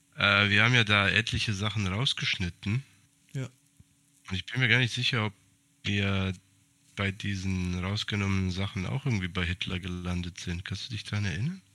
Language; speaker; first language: German; early bilingual, other home language; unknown